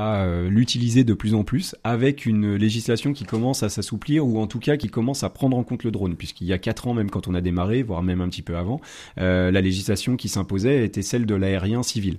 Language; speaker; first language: French; native; French